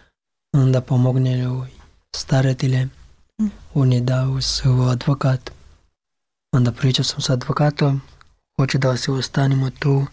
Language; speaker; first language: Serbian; non-native, learner; Pashto